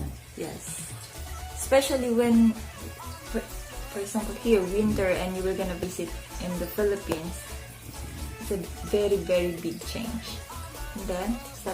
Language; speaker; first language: English; non-native, local second language; Filipino